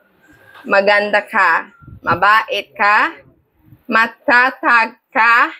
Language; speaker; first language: Filipino; non-native, learner; English